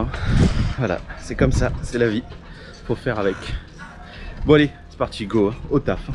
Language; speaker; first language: French; native; French